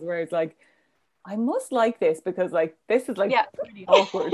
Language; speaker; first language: English; native; English